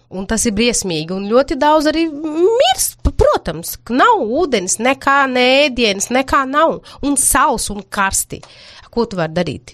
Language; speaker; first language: Latvian; non-native, fluent; Portuguese